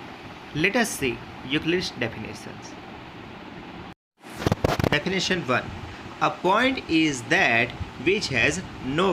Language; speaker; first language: English; non-native, local second language; Gujarati